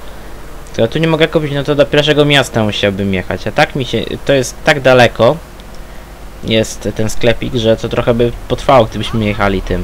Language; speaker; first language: Polish; native; Polish